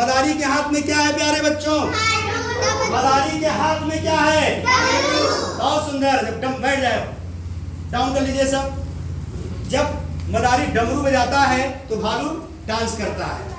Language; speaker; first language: Hindi; native; Hindi